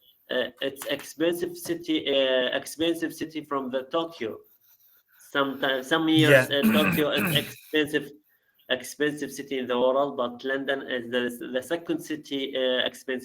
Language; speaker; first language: English; non-native, learner; Arabic